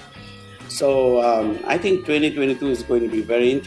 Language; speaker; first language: English; non-native, local second language; Tamil